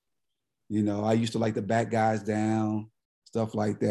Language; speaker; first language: English; native; English